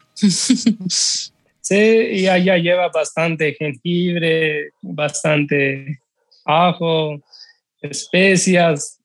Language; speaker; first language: Spanish; non-native, learner; Urdu